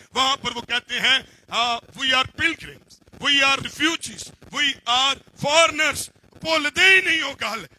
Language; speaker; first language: Urdu; non-native, local second language; Punjabi